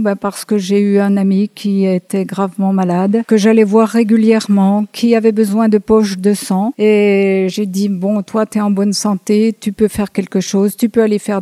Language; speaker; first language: French; native; French